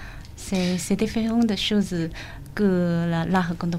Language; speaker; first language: French; non-native, learner; Chinese